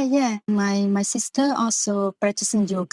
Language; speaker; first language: English; non-native, learner; Khmer